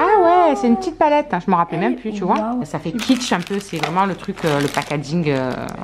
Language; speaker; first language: French; native; French